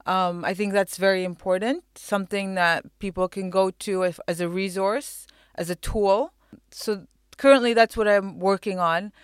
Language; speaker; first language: English; non-native, fluent; Arabic